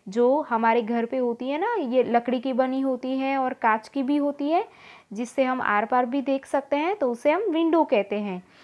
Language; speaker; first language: Hindi; non-native, local second language; Gujarati